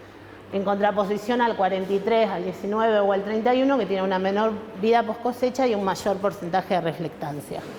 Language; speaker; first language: Spanish; native; Spanish